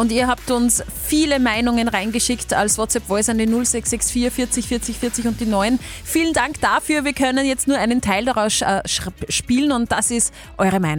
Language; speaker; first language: German; native; German